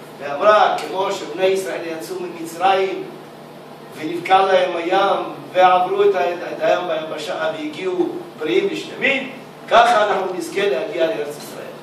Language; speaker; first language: Hebrew; early bilingual, other home language; Arabic